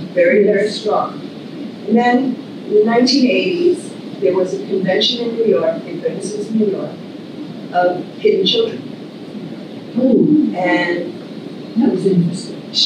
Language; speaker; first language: English; native; English